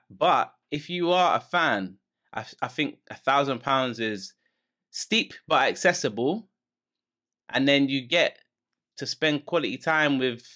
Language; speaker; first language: English; native; English